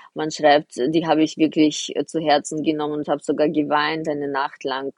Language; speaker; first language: German; non-native, fluent; Russian